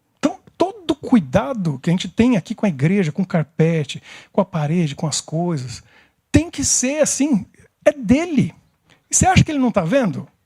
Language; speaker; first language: Portuguese; native; Portuguese